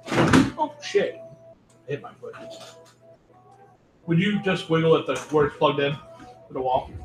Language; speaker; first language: English; native; English